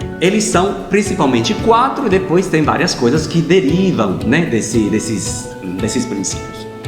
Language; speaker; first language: Portuguese; non-native, fluent; Italian